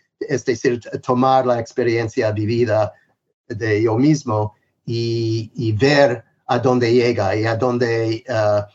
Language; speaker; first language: Spanish; non-native, fluent; English